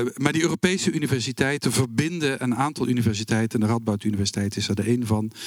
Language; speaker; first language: Dutch; native; Dutch